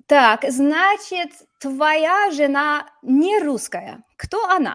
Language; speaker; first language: Russian; non-native, fluent; English